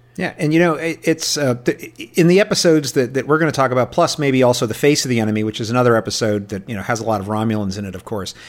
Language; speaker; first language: English; native; English